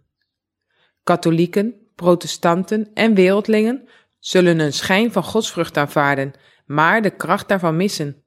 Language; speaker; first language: Dutch; native; Dutch